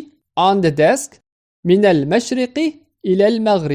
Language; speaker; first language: Arabic; non-native, fluent; English